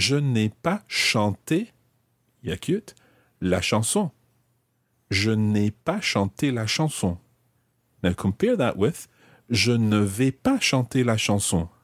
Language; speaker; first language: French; non-native, fluent; English